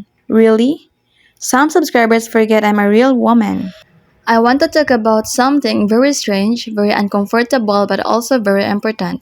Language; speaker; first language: English; non-native, local second language; Filipino